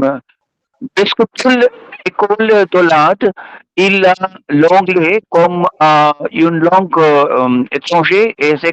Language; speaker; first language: French; non-native, learner; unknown